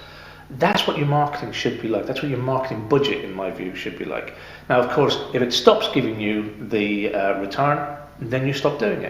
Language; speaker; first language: English; native; English